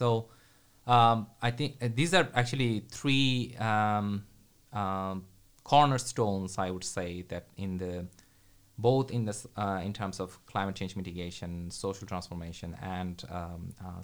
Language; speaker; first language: English; non-native, local second language; Bangla